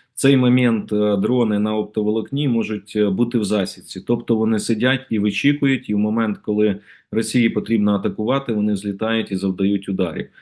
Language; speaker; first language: Ukrainian; native; Ukrainian